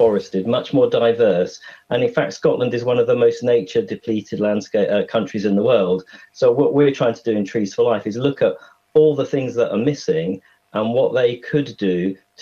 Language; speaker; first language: English; native; English